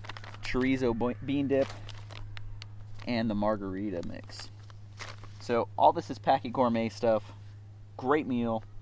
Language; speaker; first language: English; native; English